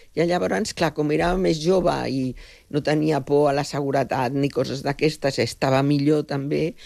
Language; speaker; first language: Catalan; non-native, local second language; Spanish